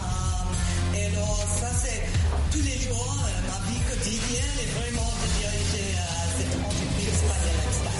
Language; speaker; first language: French; non-native, fluent; English